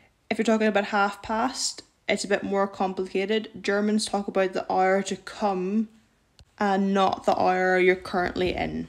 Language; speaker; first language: English; native; English